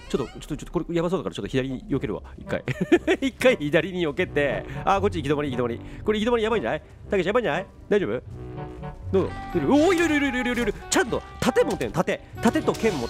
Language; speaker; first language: Japanese; native; Japanese